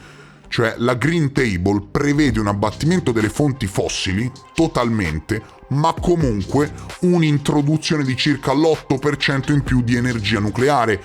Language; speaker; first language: Italian; native; Italian